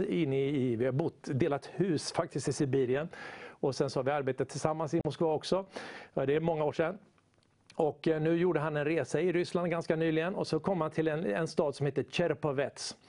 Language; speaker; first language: Swedish; native; Swedish